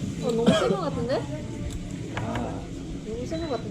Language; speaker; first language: Korean; non-native, fluent; Chinese